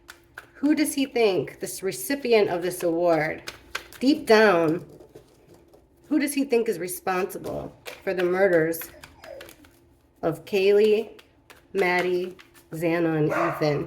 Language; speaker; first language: English; native; English